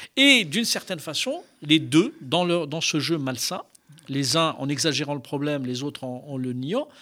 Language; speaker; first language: French; non-native, local second language; Arabic